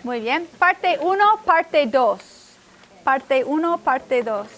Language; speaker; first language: Spanish; non-native, fluent; English